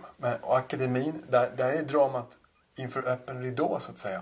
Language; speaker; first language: Swedish; native; Swedish